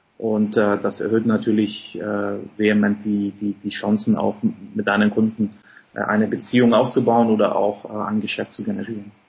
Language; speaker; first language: German; early bilingual, other home language; Polish